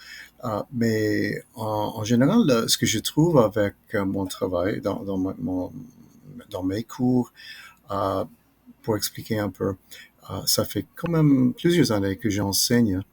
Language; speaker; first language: French; non-native, fluent; English